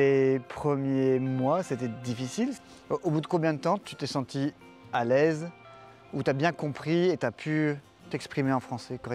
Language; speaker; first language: French; native; French